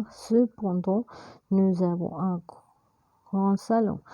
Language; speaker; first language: French; non-native, fluent; Hindi